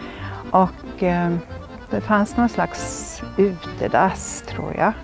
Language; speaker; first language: Swedish; native; Swedish